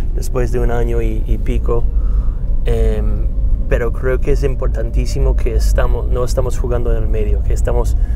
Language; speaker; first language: Spanish; non-native, fluent; English